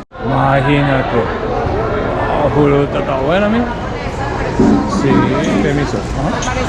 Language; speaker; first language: Spanish; non-native, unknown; Japanese